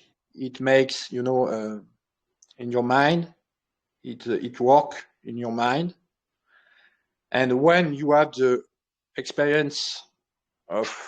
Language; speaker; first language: English; non-native, learner; French